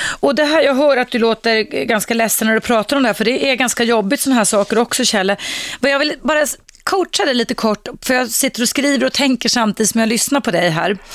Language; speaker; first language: Swedish; native; Swedish